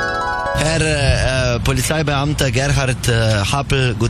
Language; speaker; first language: German; non-native, learner; Slovenian